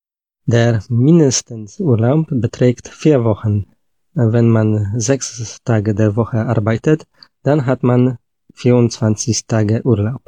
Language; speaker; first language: German; non-native, learner; Polish